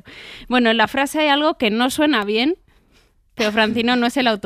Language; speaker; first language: Spanish; native; Spanish